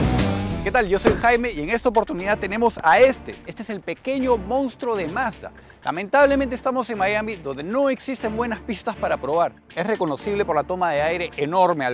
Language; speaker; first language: Spanish; native; Spanish